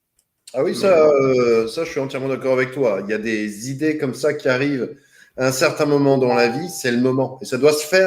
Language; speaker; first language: French; native; French